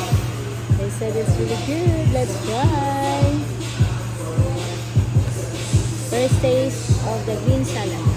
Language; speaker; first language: English; non-native, local second language; Filipino